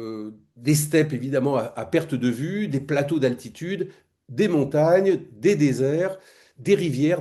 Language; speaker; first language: French; native; French